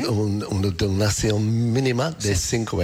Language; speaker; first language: Spanish; non-native, learner; English